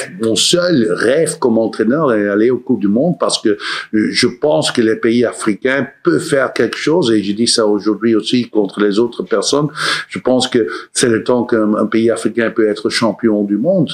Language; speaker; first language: French; non-native, learner; Dutch